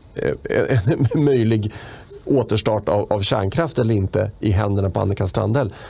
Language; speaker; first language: Swedish; native; Swedish